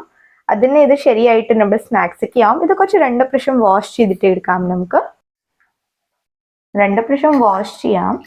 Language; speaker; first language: Malayalam; non-native, learner; Hindi